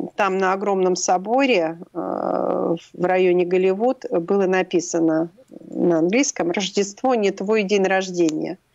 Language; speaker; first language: Russian; native; Russian